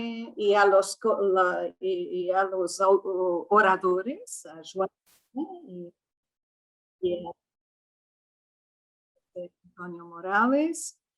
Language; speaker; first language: Spanish; non-native, fluent; Italian